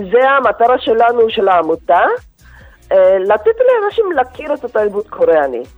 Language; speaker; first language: Hebrew; non-native, fluent; Korean